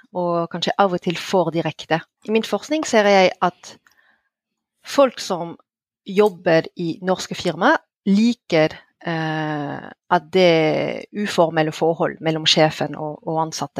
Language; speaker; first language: Norwegian; non-native, fluent; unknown